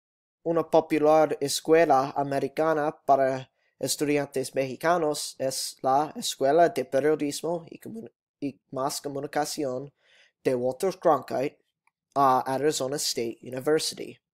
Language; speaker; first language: Spanish; non-native, learner; English